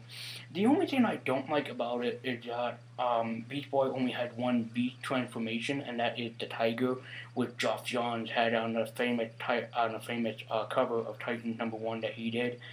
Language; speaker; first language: English; native; English